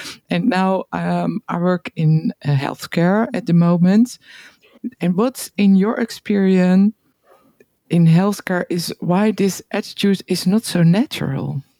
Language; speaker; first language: English; non-native, fluent; Dutch